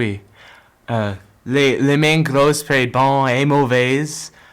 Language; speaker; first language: French; non-native, learner; English